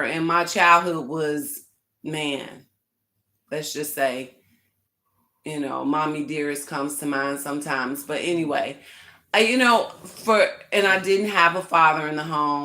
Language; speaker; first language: English; native; English